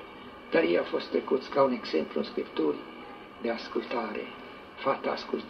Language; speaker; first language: Romanian; native; Romanian